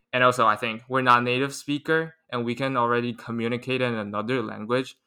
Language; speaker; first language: English; non-native, fluent; Chinese